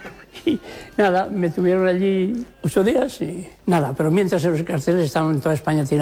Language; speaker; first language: Spanish; native; Spanish